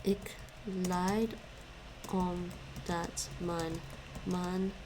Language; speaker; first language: Dutch; non-native, learner; English